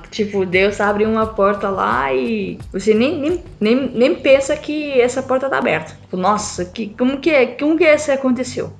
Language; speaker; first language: Portuguese; non-native, learner; Arabic